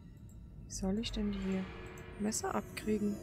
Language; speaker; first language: German; native; German